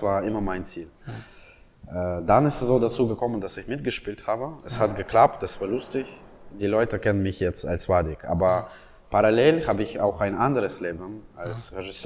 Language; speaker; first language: German; non-native, fluent; Russian